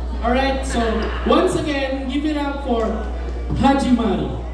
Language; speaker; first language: English; non-native, local second language; Filipino